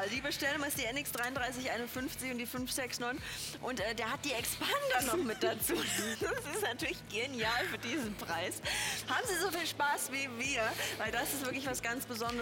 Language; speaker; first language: German; native; German